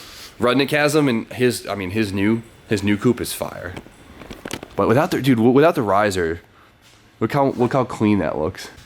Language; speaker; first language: English; native; English